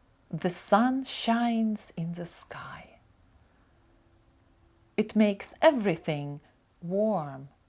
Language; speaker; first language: English; non-native, fluent; Ukrainian